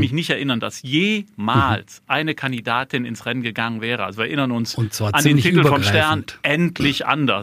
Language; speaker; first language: German; native; German